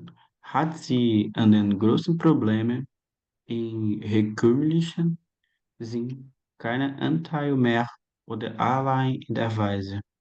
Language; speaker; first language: German; non-native, learner; Portuguese